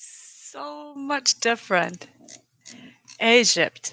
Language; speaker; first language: English; non-native, learner; Japanese